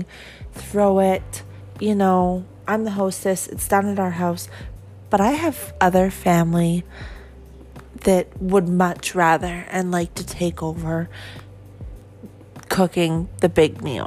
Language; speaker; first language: English; native; English